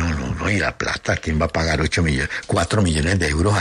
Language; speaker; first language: Spanish; native; Spanish